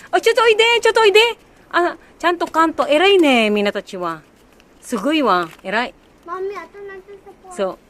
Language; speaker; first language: Japanese; non-native, fluent; Filipino